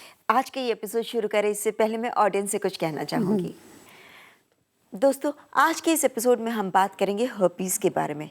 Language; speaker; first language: Hindi; native; Hindi